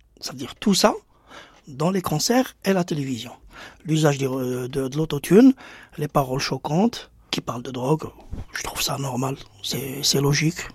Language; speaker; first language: French; non-native, local second language; Arabic